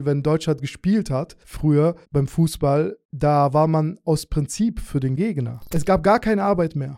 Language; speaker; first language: German; early bilingual, other home language; Russian